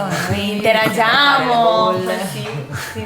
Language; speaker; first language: Italian; native; Italian